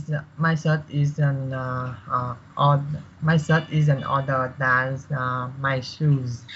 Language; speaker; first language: English; non-native, learner; Vietnamese